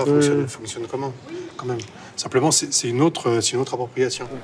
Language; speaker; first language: French; native; French